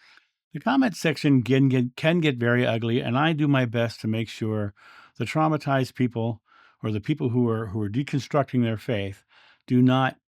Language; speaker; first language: English; native; English